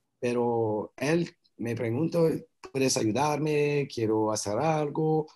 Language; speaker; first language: Spanish; non-native, learner; French